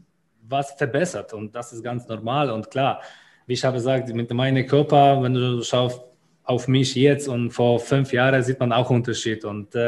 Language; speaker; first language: German; non-native, learner; Polish